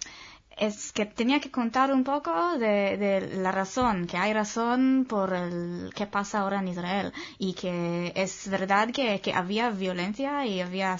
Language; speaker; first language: Spanish; non-native, fluent; Hebrew